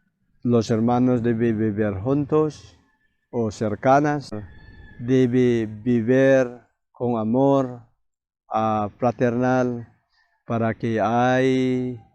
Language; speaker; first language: Spanish; non-native, fluent; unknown